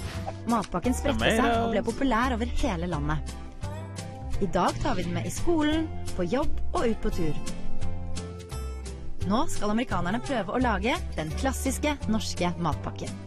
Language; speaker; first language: Norwegian; native; Norwegian